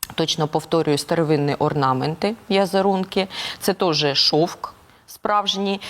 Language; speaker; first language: Ukrainian; non-native, local second language; Russian